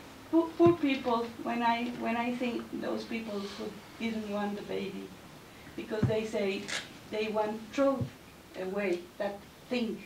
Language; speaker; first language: English; non-native, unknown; Spanish